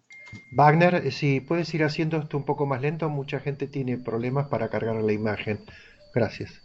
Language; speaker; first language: Spanish; native; Spanish